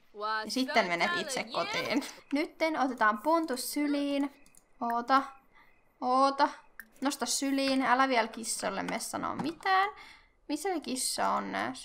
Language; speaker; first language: Finnish; native; Finnish